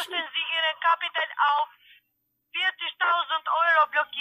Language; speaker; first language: German; non-native, learner; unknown